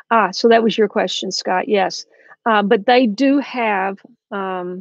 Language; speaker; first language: English; native; English